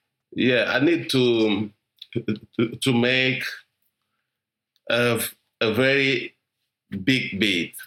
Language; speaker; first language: English; non-native, learner; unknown